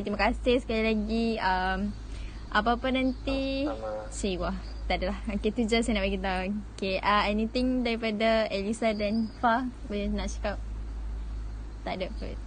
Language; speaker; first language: Malay; native; Malay